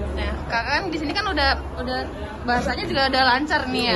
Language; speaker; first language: Indonesian; native; Indonesian